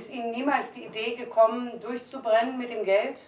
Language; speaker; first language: German; native; German